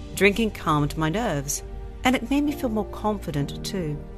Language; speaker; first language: English; native; English